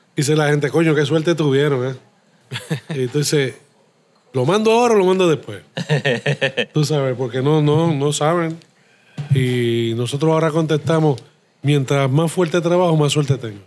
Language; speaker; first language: Spanish; native; Spanish